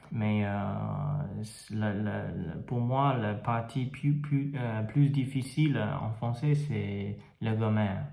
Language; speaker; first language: French; non-native, learner; Chinese